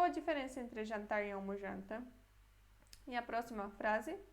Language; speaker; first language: Portuguese; non-native, fluent; Polish